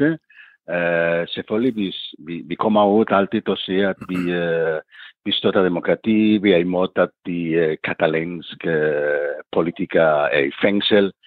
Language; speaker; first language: Danish; non-native, fluent; Catalan